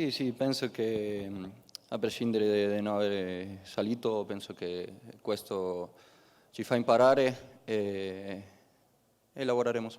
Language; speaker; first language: Italian; non-native, learner; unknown